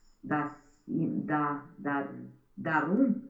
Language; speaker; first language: German; non-native, learner; Romanian